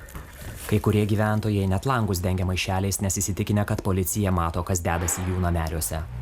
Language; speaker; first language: Lithuanian; native; Lithuanian